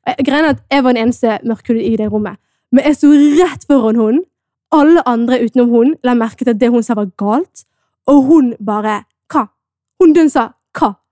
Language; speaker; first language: Norwegian; early bilingual, other home language; Amharic